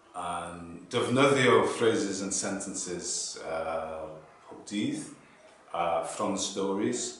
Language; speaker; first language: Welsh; non-native, learner; English